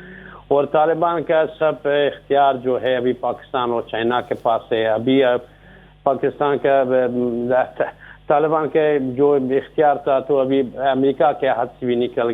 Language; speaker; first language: Hindi; non-native, learner; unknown